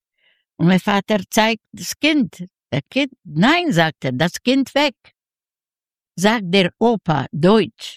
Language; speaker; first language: German; non-native, learner; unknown